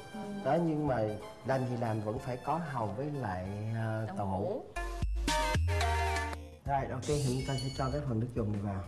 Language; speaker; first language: Vietnamese; native; Vietnamese